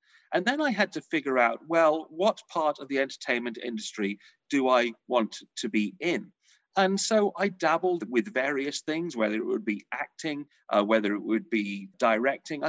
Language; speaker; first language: English; native; English